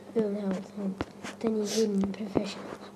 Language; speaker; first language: Welsh; native; Welsh